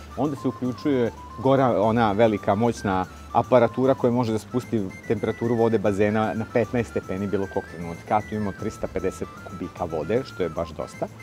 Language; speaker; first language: Serbian; native; Serbian